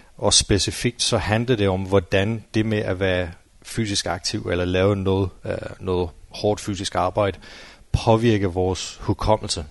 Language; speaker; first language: Danish; non-native, fluent; English